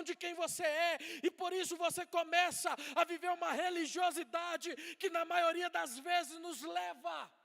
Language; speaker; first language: Portuguese; native; Portuguese